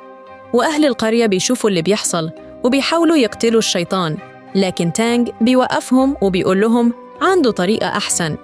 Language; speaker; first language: Arabic; native; Arabic